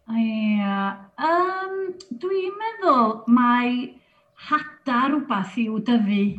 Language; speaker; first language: Welsh; native; Welsh